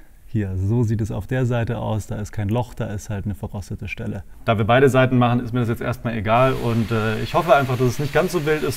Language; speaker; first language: German; native; German